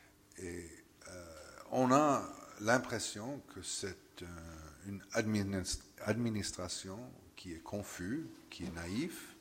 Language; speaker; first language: French; non-native, fluent; English